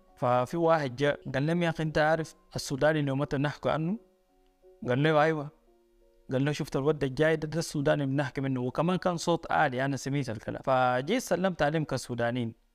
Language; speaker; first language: Arabic; native; Arabic